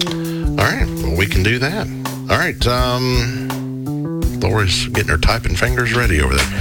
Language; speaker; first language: English; native; English